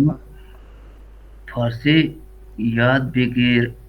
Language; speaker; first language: Persian; non-native, learner; Urdu